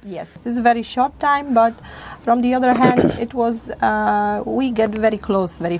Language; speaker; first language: English; non-native, fluent; Polish